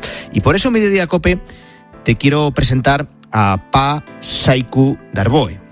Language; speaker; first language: Spanish; native; Spanish